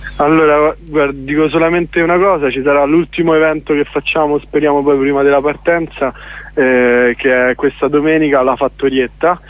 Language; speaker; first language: Italian; native; Italian